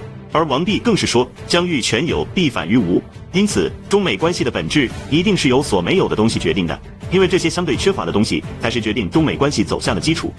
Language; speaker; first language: Chinese; native; Chinese